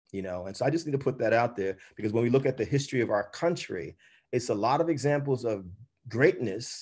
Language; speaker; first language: English; native; English